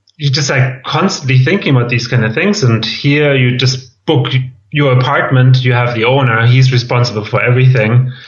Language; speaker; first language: English; non-native, fluent; German